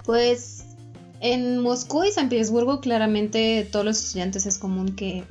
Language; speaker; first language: Spanish; non-native, fluent; Russian